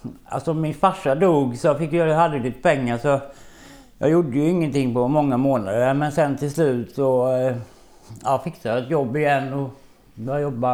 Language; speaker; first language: Swedish; native; Swedish